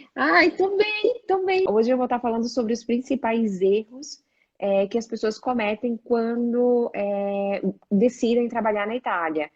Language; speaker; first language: Portuguese; native; Portuguese